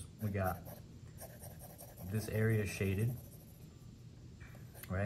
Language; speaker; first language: English; native; English